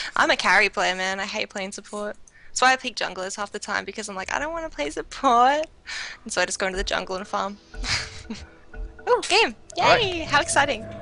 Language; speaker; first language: English; native; English